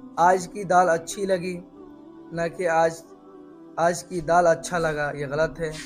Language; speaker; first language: Urdu; native; Urdu